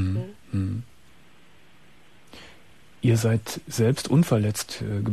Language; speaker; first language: German; native; German